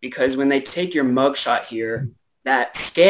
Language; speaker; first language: English; native; English